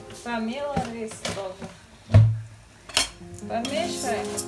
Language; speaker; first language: Russian; non-native, local second language; Tajik